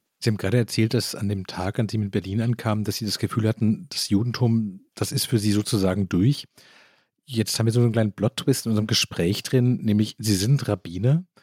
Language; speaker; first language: German; native; German